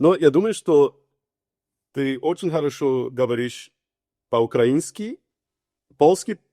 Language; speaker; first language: Russian; non-native, learner; Portuguese